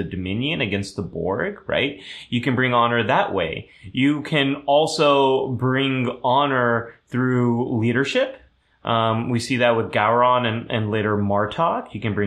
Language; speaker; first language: English; early bilingual, other home language; German